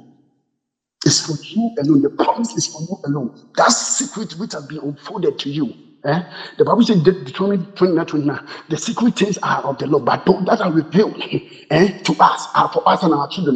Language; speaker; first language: English; non-native, local second language; Akan